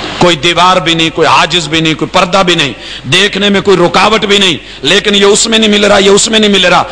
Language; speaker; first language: Urdu; non-native, local second language; Punjabi